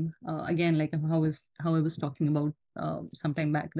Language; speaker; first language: English; non-native, local second language; Hindi